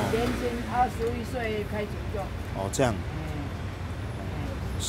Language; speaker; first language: Chinese; non-native, local second language; Min Nan Chinese